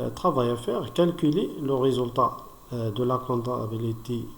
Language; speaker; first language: French; non-native, local second language; Arabic